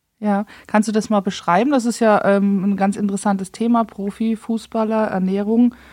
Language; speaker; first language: German; native; German